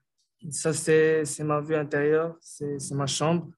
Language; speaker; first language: French; non-native, local second language; Arabic